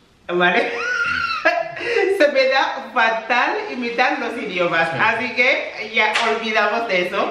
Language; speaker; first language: Spanish; non-native, fluent; English